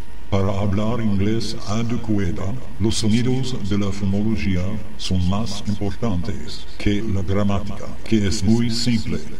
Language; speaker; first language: Spanish; non-native, learner; English